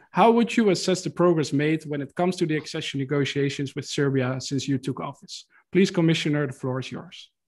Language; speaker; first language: English; non-native, fluent; Dutch